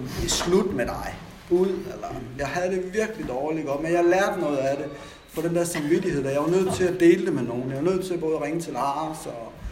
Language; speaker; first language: Danish; native; Danish